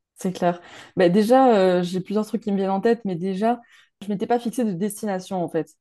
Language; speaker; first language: French; native; French